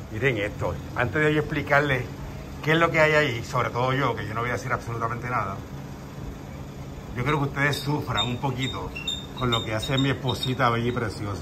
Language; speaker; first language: Spanish; native; Spanish